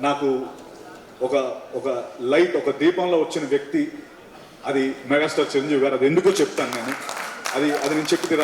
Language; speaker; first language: Telugu; native; Telugu